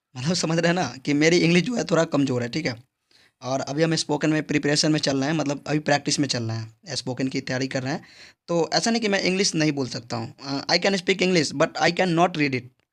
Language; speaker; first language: Hindi; native; Hindi